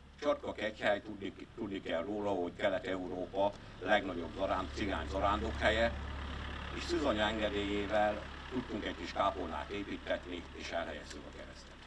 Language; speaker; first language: Hungarian; native; Hungarian